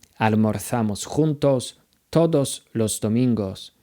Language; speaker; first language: Spanish; non-native, fluent; Polish